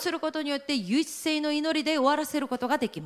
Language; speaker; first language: Japanese; non-native, fluent; Korean